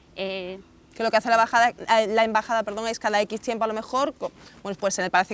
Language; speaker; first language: Spanish; native; Spanish